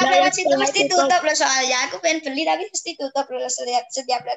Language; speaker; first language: Malay; native; Malay